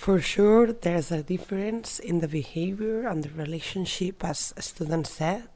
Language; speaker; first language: English; non-native, fluent; Catalan